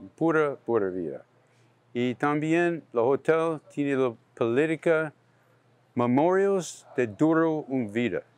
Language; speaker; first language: Spanish; non-native, learner; English